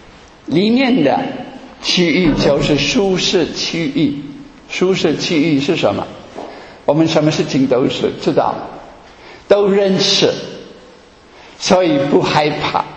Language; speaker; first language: Chinese; non-native, fluent; German